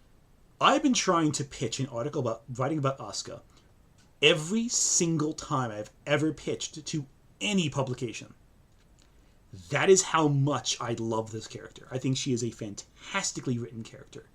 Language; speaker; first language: English; native; English